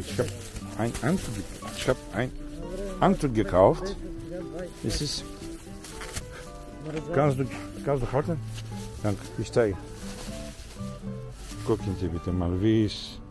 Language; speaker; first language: German; non-native, learner; Bulgarian